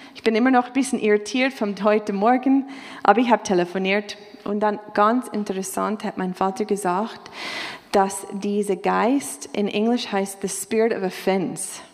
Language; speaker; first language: German; non-native, fluent; English